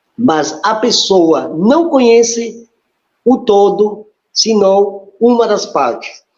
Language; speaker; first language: Portuguese; non-native, fluent; Spanish